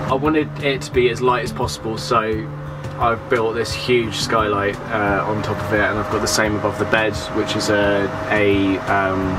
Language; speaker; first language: English; native; English